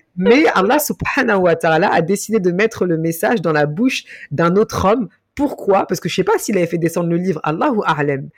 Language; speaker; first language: French; native; French